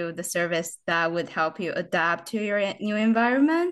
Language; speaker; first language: English; non-native, fluent; Chinese